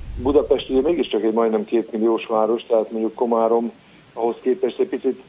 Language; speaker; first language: Hungarian; native; Hungarian